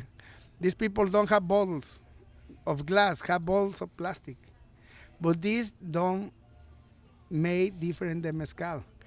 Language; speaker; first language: English; non-native, learner; Spanish